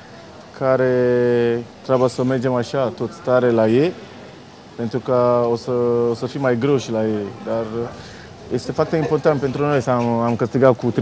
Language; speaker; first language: Romanian; non-native, learner; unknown